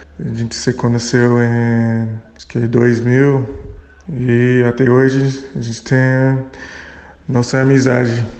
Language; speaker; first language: Portuguese; non-native, fluent; English